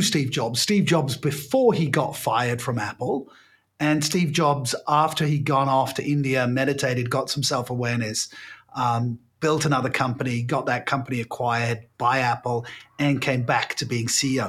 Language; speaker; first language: English; native; English